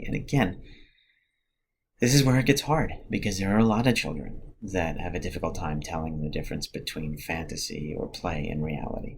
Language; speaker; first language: English; native; English